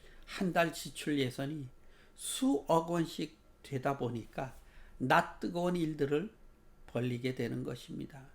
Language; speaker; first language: Korean; native; Korean